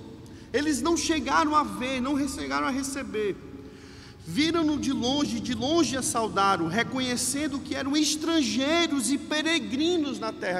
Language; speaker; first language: Portuguese; native; Portuguese